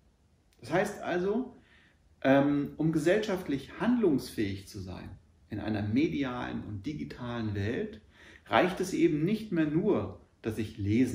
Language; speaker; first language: German; native; German